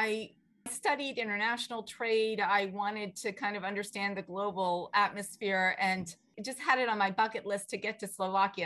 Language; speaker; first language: English; native; English